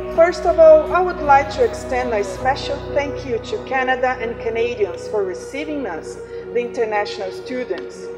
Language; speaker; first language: English; non-native, fluent; Portuguese